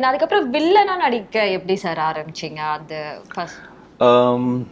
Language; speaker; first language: Tamil; native; Tamil